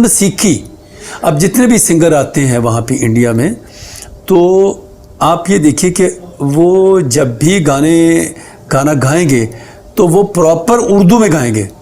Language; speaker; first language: Urdu; native; Urdu